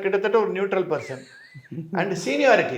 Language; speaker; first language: Tamil; native; Tamil